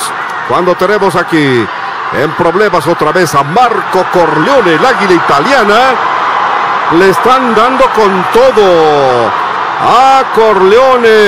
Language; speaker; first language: Spanish; native; Spanish